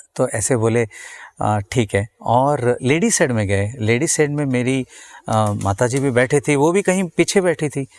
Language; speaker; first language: Hindi; non-native, local second language; Tamil